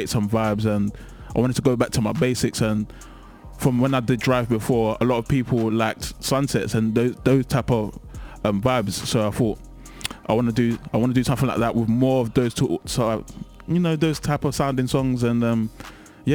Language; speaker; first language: English; native; English